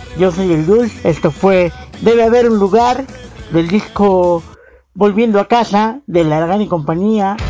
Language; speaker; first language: Spanish; native; Spanish